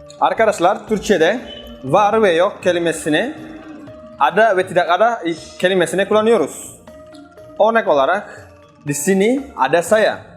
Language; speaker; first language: Turkish; non-native, fluent; Indonesian